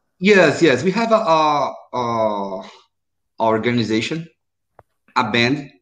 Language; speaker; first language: English; non-native, learner; Portuguese